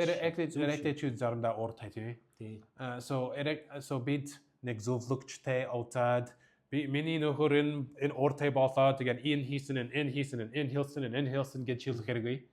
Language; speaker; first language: Mongolian; non-native, learner; English